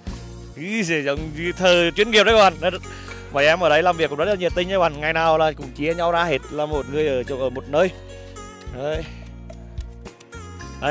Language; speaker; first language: Vietnamese; native; Vietnamese